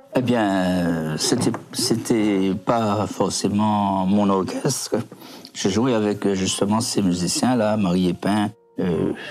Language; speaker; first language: French; native; French